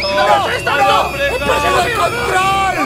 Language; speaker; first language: Spanish; native; Spanish